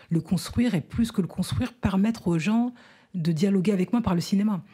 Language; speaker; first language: French; native; French